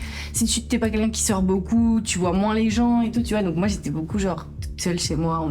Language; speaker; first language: French; native; French